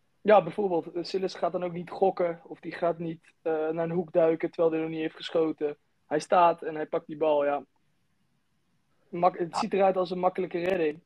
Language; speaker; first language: Dutch; native; Dutch